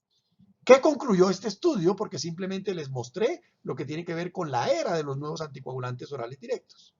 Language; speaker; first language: Spanish; native; Spanish